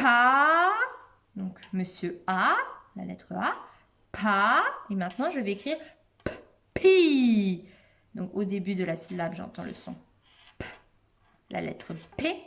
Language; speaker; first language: French; native; French